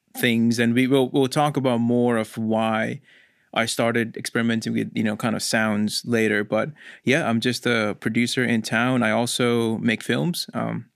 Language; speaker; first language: English; non-native, local second language; Hindi